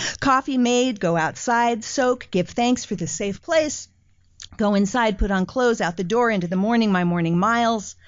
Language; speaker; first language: English; native; English